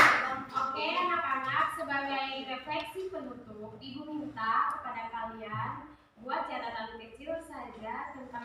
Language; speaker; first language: Indonesian; native; Indonesian